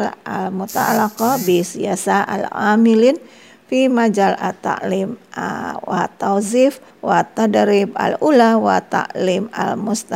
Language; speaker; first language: Arabic; non-native, learner; Indonesian